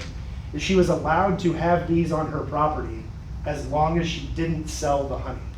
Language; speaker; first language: English; native; English